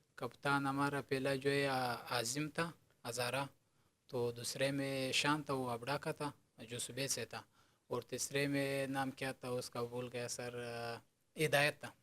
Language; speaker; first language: Urdu; non-native, local second language; Pashto